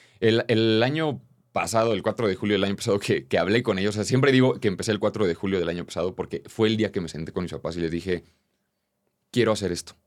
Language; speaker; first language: Spanish; native; Spanish